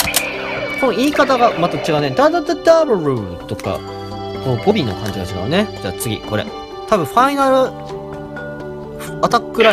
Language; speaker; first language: Japanese; native; Japanese